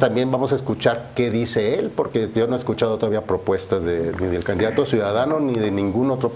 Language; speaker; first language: Spanish; native; Spanish